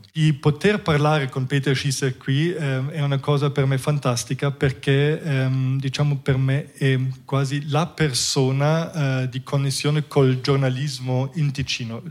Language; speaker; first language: Italian; non-native, fluent; German